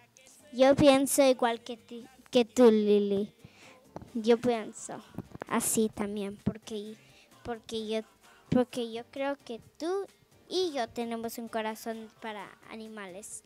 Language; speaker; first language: Spanish; early bilingual, heritage; Spanish